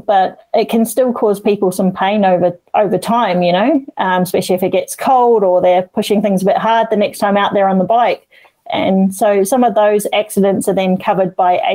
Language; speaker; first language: English; native; English